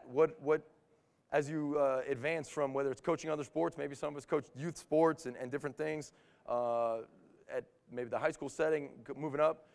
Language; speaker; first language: English; native; English